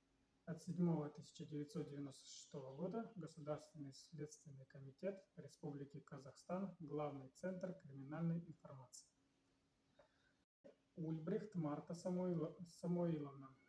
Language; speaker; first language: Russian; native; Russian